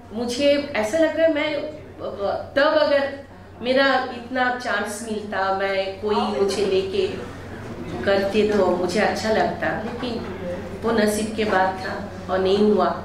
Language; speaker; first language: Hindi; non-native, local second language; Bangla